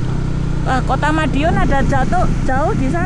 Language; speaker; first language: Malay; non-native, local second language; Javanese